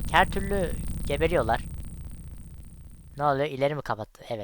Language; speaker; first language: Turkish; native; Turkish